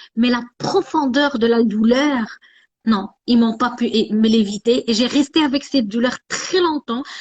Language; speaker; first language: French; non-native, local second language; Arabic